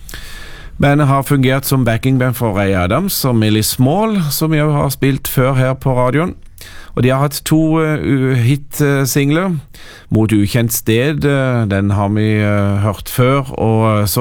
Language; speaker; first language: Norwegian; native; Norwegian